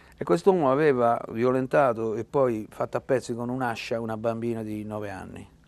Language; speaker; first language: Italian; native; Italian